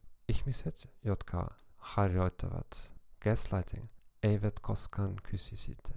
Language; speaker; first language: Finnish; non-native, fluent; German